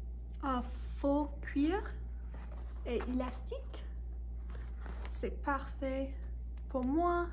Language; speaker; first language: French; non-native, learner; English